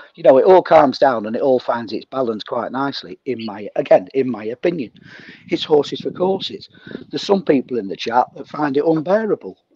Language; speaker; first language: English; native; English